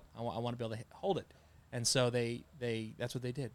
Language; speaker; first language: English; native; English